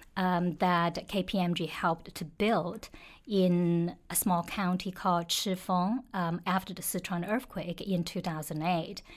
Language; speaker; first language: English; non-native, fluent; Chinese